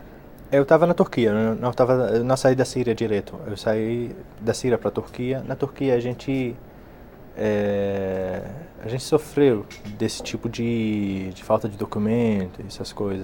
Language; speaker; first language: Portuguese; non-native, fluent; Arabic